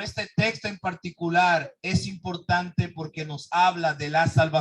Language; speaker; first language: Spanish; native; Spanish